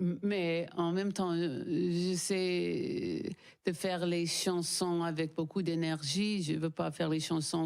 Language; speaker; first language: French; non-native, learner; English